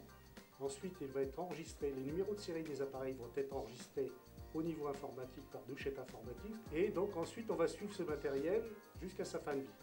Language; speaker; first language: French; native; French